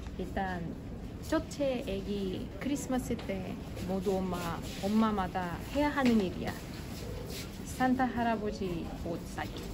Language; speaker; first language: Korean; non-native, fluent; Russian